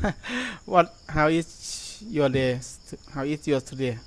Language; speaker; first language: English; non-native, learner; Thai